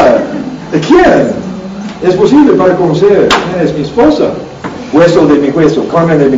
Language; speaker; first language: Spanish; non-native, learner; English